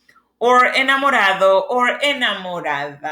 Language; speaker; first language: Spanish; non-native, fluent; English